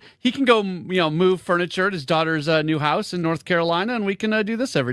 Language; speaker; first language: English; native; English